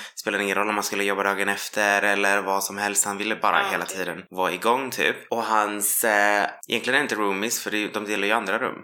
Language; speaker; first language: Swedish; native; Swedish